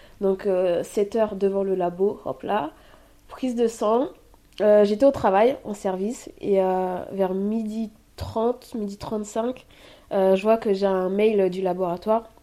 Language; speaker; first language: French; early bilingual, other home language; Haitian Creole